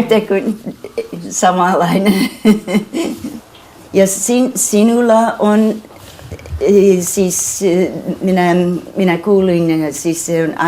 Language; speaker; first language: Finnish; early bilingual, heritage; English